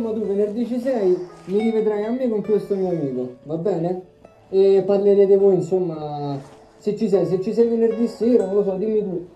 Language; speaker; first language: Italian; native; Italian